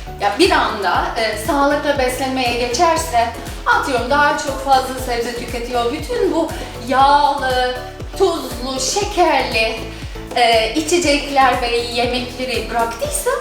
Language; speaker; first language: Turkish; non-native, fluent; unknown